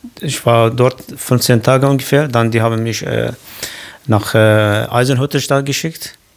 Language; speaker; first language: German; non-native, learner; Kurdish